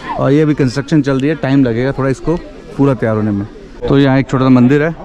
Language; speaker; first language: Hindi; native; Hindi